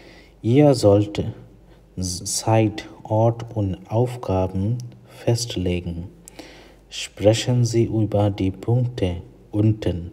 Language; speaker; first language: German; non-native, fluent; Bangla